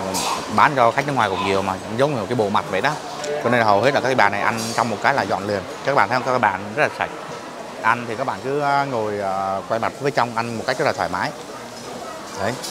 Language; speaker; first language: Vietnamese; native; Vietnamese